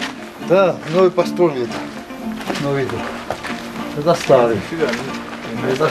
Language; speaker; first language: Russian; non-native, fluent; Georgian